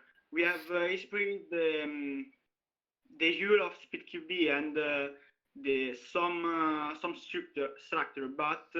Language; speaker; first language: English; non-native, learner; Italian